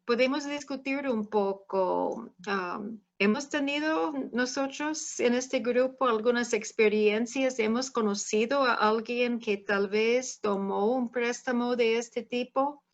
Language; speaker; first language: Spanish; non-native, fluent; English